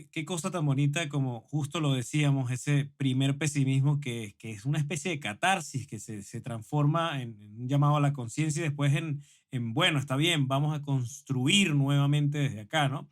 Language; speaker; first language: Spanish; native; Spanish